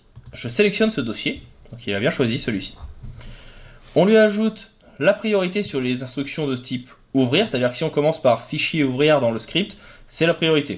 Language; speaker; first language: French; native; French